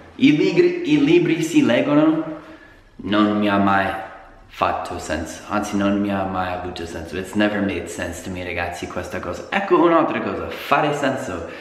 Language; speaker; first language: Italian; non-native, fluent; English